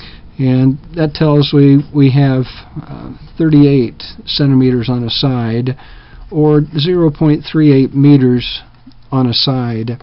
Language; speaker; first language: English; native; English